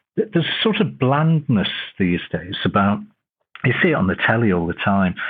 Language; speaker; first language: English; native; English